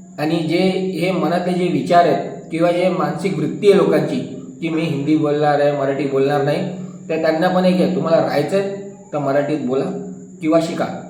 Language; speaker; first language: Marathi; non-native, local second language; Hindi